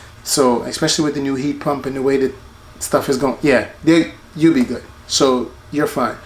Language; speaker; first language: English; native; English